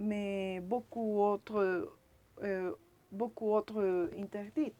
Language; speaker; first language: French; non-native, learner; Spanish